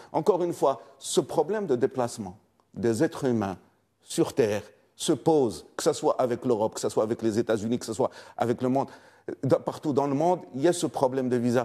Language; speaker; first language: French; non-native, local second language; Arabic